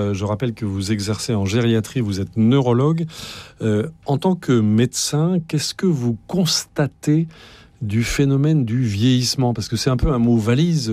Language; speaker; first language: French; native; French